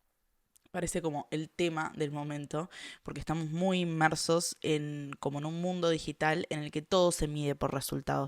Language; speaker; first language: Spanish; native; Spanish